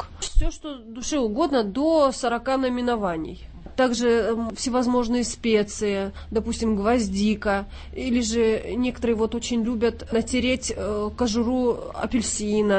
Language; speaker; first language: Russian; native; Russian